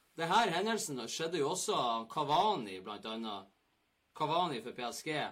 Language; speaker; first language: Norwegian; native; Norwegian